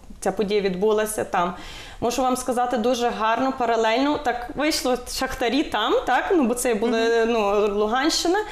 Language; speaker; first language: Ukrainian; native; Ukrainian